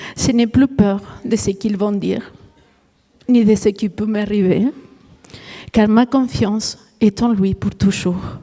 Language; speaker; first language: French; non-native, fluent; Spanish